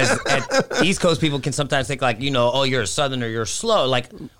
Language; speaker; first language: English; early bilingual, other home language; Greek